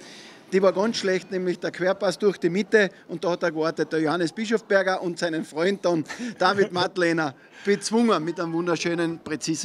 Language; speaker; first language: German; native; German